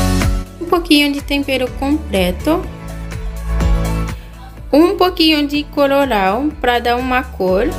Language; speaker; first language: Portuguese; non-native, fluent; Haitian Creole